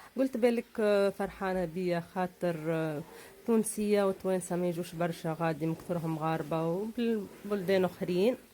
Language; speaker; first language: Arabic; native; Arabic